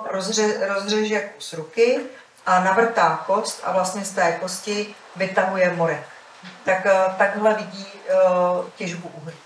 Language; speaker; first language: Czech; native; Czech